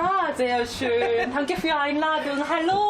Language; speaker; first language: German; non-native, fluent; Korean